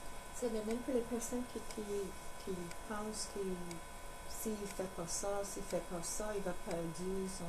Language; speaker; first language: French; non-native, learner; English